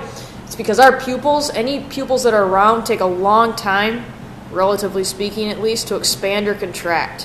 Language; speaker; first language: English; native; English